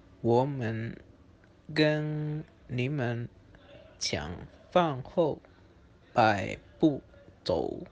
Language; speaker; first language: Chinese; non-native, learner; Spanish